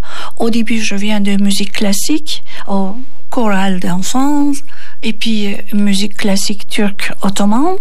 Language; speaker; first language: French; non-native, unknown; Turkish